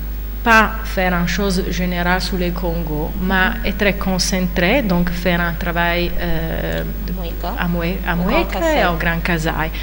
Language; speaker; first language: French; non-native, fluent; Italian